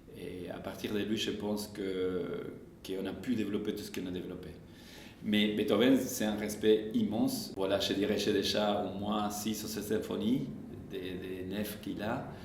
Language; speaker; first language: French; non-native, fluent; Spanish